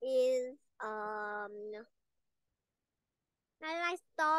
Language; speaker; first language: English; non-native, learner; Vietnamese